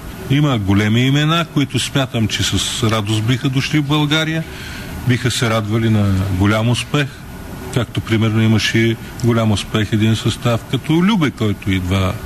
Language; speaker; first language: Bulgarian; native; Bulgarian